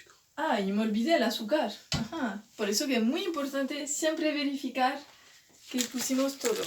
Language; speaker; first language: Spanish; non-native, fluent; French